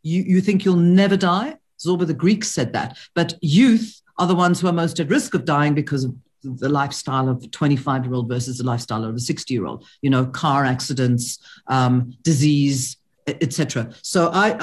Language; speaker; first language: English; native; English